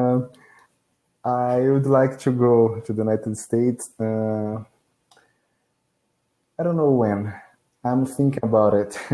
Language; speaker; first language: English; non-native, learner; Portuguese